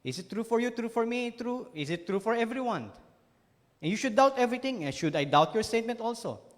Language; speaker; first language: English; non-native, local second language; Filipino